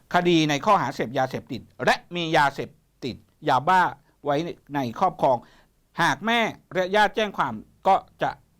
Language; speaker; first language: Thai; native; Thai